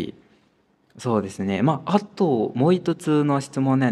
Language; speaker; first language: Japanese; non-native, fluent; Burmese